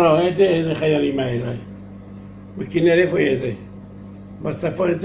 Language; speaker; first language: Hebrew; non-native, learner; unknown